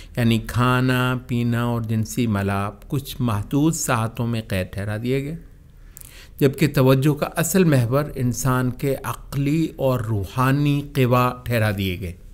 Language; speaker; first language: Urdu; native; Urdu